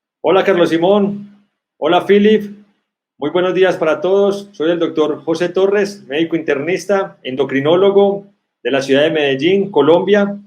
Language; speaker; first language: Spanish; native; Spanish